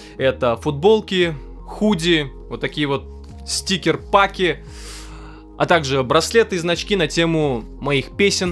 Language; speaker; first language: Russian; native; Russian